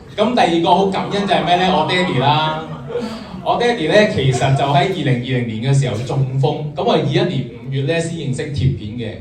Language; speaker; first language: Cantonese; native; Cantonese